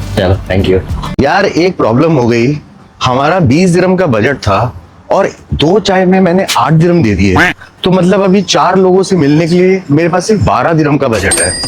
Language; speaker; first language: Hindi; native; Hindi